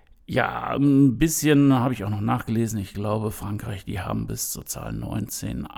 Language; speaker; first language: German; native; German